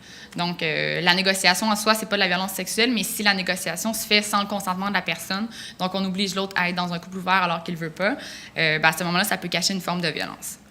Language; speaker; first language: French; native; French